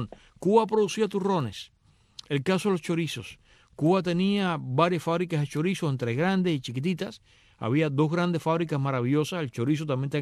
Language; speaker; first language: Spanish; native; Spanish